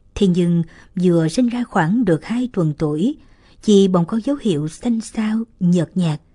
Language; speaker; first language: Vietnamese; native; Vietnamese